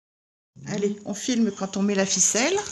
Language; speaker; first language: French; native; French